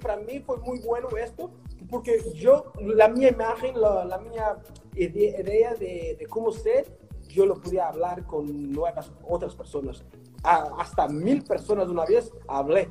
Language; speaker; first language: Spanish; non-native, learner; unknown